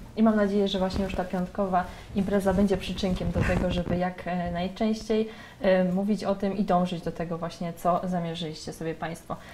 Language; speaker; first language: Polish; native; Polish